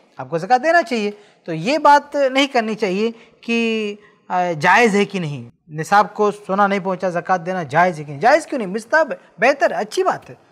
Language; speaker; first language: Urdu; native; Urdu